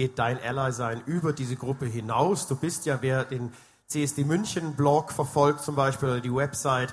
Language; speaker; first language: German; native; German